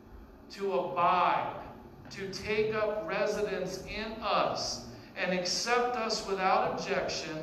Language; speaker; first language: English; native; English